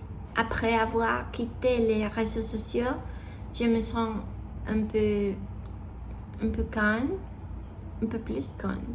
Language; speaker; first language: French; non-native, learner; Spanish